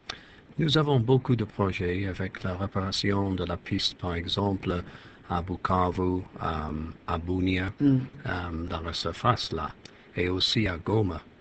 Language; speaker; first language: French; non-native, fluent; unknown